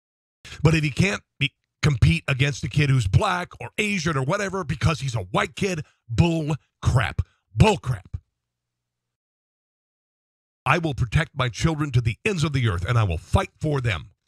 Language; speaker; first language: English; native; English